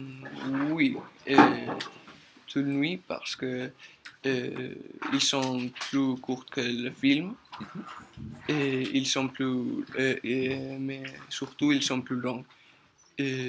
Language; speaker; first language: French; non-native, learner; Spanish